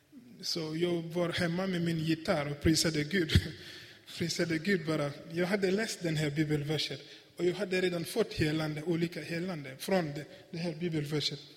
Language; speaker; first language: Swedish; non-native, fluent; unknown